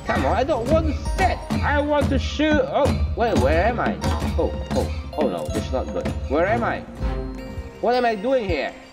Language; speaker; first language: English; non-native, fluent; Indonesian